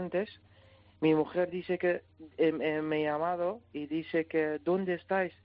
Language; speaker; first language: Spanish; non-native, learner; Persian